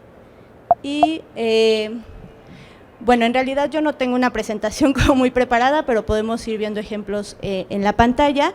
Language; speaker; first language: Spanish; native; Spanish